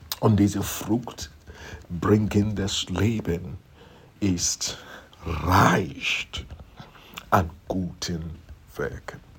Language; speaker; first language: German; non-native, fluent; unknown